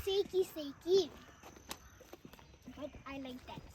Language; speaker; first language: English; non-native, learner; Tibetan